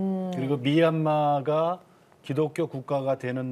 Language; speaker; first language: Korean; native; Korean